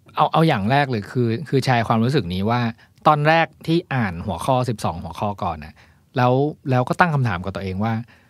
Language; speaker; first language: Thai; native; Thai